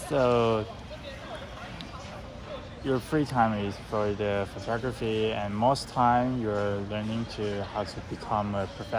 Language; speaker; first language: English; non-native, learner; Chinese